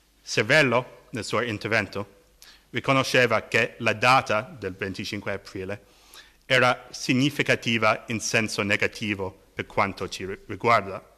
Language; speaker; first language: Italian; non-native, fluent; English